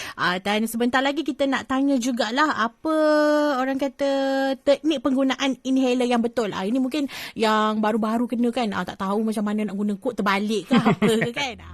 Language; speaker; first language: Malay; native; Malay